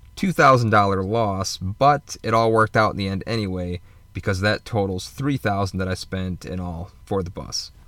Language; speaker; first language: English; native; English